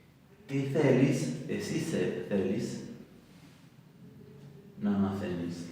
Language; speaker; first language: Greek; non-native, fluent; Spanish